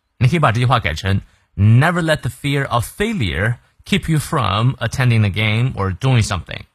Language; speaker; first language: English; non-native, fluent; Chinese